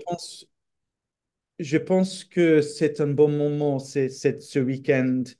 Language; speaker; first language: French; non-native, fluent; English